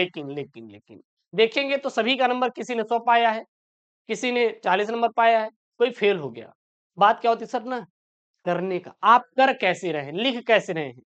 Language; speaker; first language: Hindi; native; Hindi